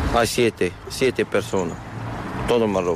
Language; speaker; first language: Spanish; non-native, learner; Arabic